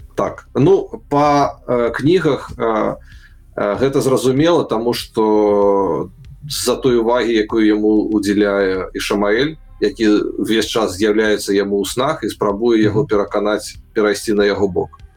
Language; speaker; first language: Belarusian; native; Belarusian